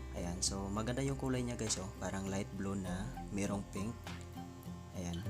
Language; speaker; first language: Filipino; non-native, local second language; Cebuano